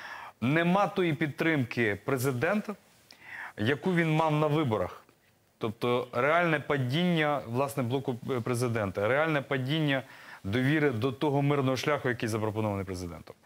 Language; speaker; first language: Ukrainian; native; Ukrainian